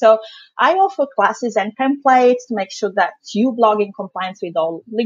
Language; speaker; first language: English; non-native, fluent; Italian